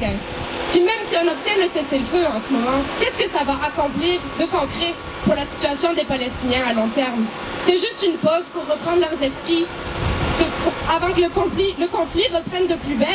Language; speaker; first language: French; native; French